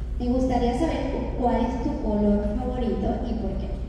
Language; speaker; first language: Spanish; native; Spanish